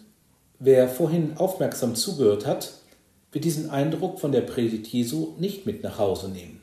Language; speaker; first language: German; native; German